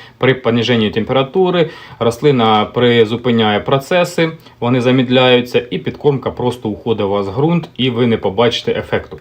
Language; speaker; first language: Ukrainian; native; Ukrainian